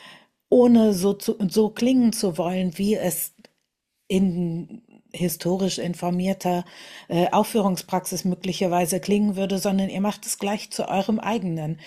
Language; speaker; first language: German; native; German